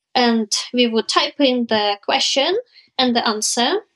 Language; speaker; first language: English; non-native, fluent; Ukrainian